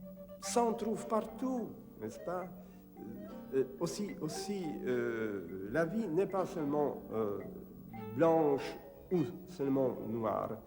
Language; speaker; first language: French; non-native, fluent; Czech